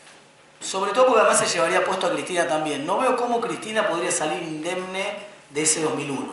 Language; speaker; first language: Spanish; native; Spanish